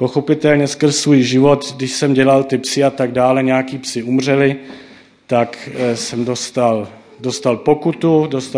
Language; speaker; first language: Czech; non-native, fluent; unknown